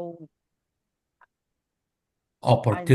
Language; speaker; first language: English; non-native, learner; Spanish